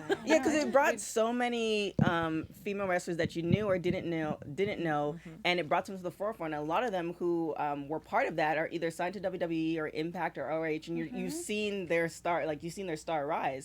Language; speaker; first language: English; native; English